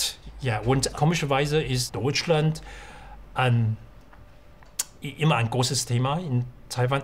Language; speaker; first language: German; non-native, fluent; Chinese